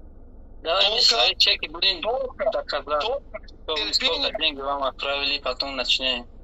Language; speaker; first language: Russian; non-native, learner; Tajik